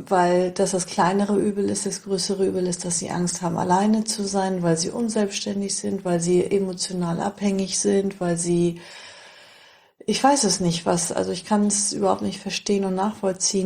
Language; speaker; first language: German; native; German